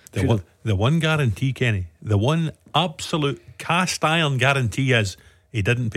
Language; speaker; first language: English; native; English